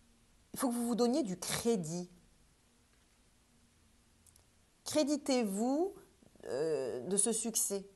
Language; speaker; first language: French; native; French